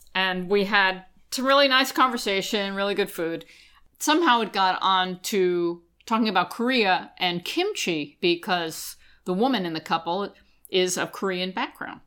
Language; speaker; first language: English; native; English